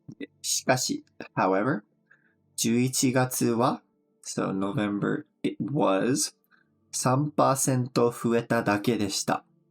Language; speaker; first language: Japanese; non-native, fluent; English